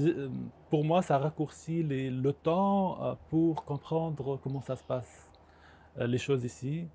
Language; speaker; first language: French; non-native, local second language; Arabic